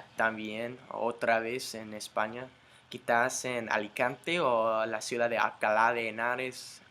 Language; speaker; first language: Spanish; non-native, fluent; English